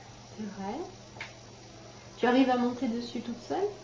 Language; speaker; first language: French; native; French